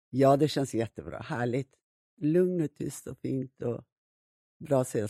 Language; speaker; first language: Swedish; non-native, fluent; Persian